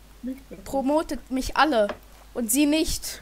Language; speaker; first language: German; native; German